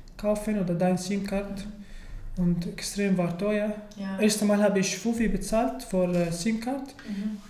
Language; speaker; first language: German; non-native, fluent; Arabic